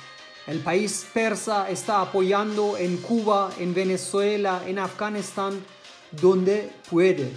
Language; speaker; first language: Spanish; non-native, learner; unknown